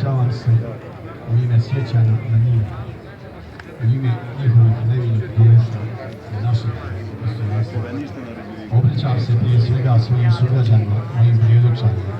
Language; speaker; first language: Bosnian; native; Bosnian